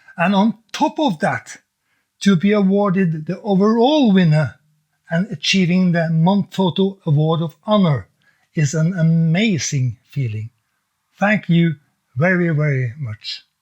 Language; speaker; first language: English; non-native, fluent; Norwegian